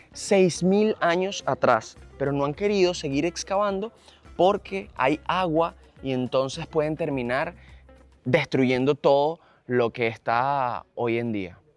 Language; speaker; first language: Spanish; native; Spanish